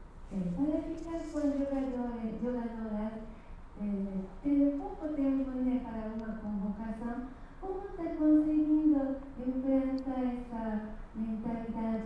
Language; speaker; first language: Portuguese; non-native, learner; Japanese